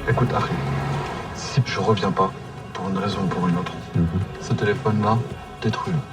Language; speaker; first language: French; native; French